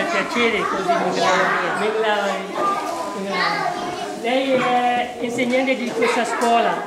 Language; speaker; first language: Italian; non-native, learner; Burmese